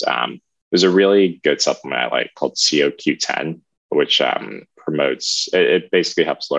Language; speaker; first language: English; native; English